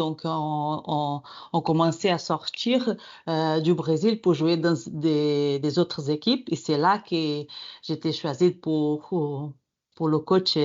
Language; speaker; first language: French; non-native, fluent; Portuguese